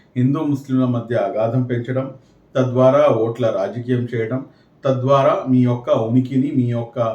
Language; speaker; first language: Telugu; non-native, local second language; Urdu